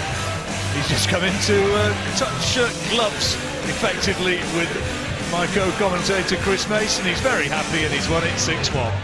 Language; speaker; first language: English; native; English